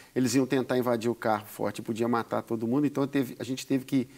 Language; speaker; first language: Portuguese; native; Portuguese